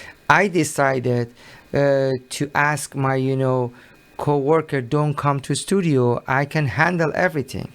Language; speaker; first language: English; non-native, learner; Persian